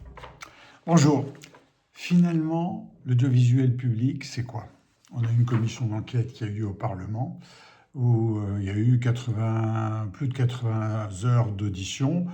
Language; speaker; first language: French; native; French